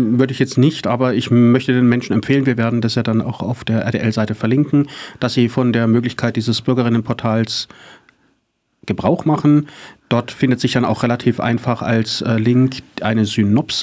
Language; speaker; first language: German; native; German